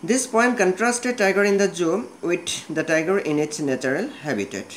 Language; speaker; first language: English; non-native, local second language; Assamese